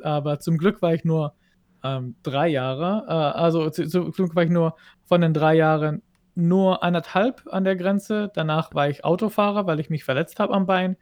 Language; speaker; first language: German; non-native, fluent; Hebrew